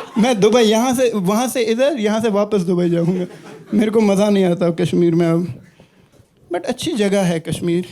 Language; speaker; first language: Hindi; non-native, local second language; Kashmiri